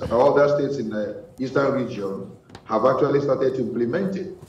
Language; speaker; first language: English; non-native, local second language; Igbo